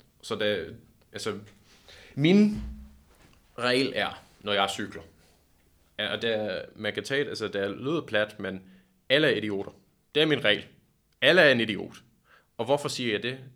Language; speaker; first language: Danish; non-native, fluent; English